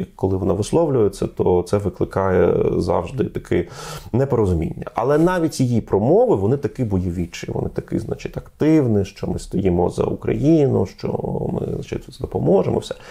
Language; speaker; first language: Ukrainian; non-native, fluent; Russian